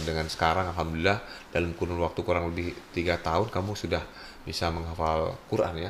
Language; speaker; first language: Indonesian; native; Indonesian